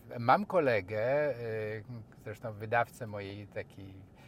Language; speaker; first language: Polish; native; Polish